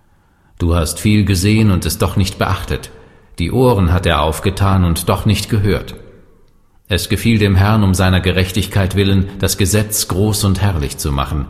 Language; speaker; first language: German; native; German